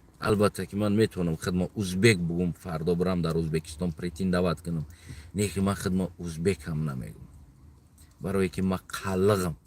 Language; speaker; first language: Tajik; non-native, local second language; Uzbek